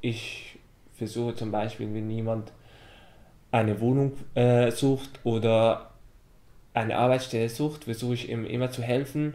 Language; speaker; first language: German; non-native, fluent; Arabic